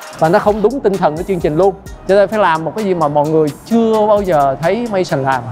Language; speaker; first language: Vietnamese; native; Vietnamese